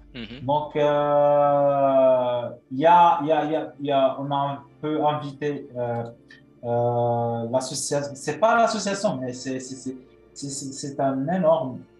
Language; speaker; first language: French; non-native, local second language; Arabic